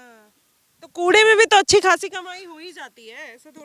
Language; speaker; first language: Hindi; native; Hindi